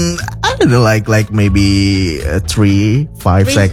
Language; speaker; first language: English; non-native, fluent; Indonesian